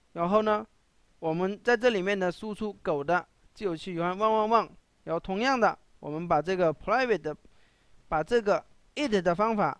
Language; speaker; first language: Chinese; native; Chinese